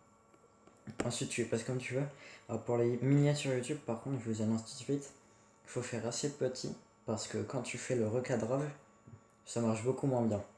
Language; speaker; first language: French; native; French